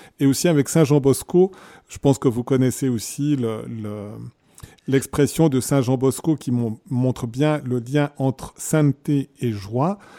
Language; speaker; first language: French; native; French